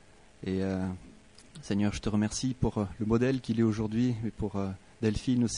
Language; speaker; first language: French; native; French